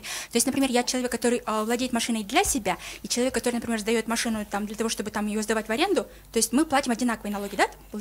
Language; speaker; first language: Russian; non-native, local second language; Kyrgyz